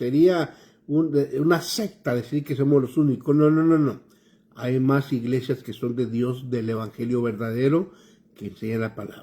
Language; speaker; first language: Spanish; native; Spanish